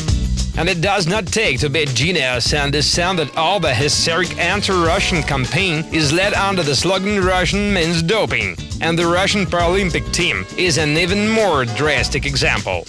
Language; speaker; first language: English; non-native, fluent; Russian